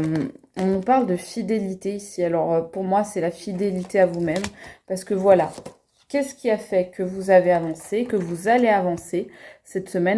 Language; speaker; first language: French; native; French